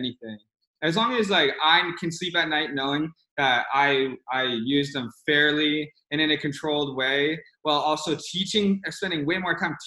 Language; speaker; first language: English; native; English